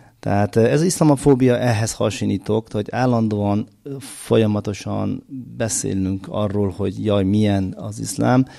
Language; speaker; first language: Hungarian; non-native, fluent; Turkish